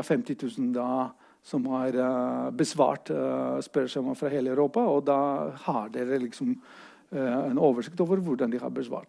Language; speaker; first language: Norwegian; non-native, fluent; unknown